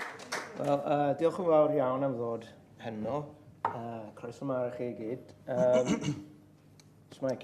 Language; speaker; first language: Welsh; non-native, learner; English